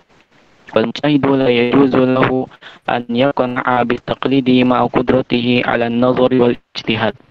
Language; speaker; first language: Arabic; non-native, learner; Indonesian